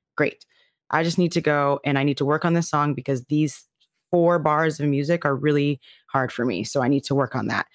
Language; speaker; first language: English; native; English